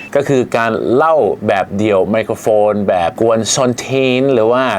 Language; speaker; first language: Thai; native; Thai